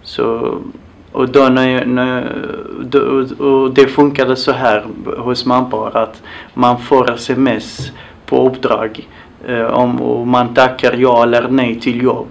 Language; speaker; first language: Swedish; non-native, fluent; Arabic